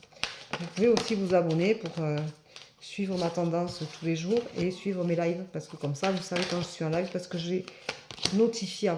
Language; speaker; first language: French; native; French